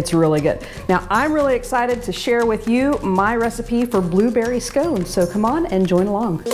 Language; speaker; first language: English; native; English